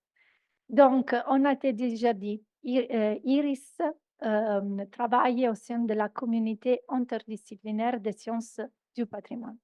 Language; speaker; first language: French; non-native, fluent; Italian